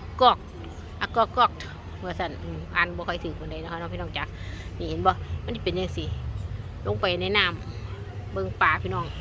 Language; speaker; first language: Thai; non-native, local second language; Lao